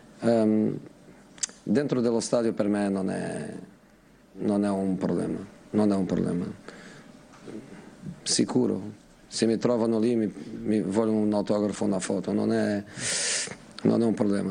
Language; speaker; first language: Italian; non-native, fluent; Portuguese